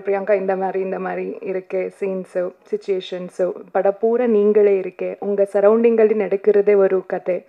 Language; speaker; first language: Tamil; non-native, learner; Kannada